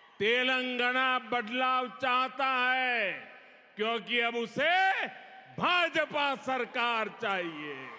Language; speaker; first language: Hindi; non-native, local second language; Gujarati